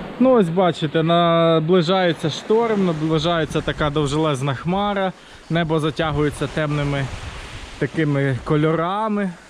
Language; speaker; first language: Ukrainian; non-native, local second language; Russian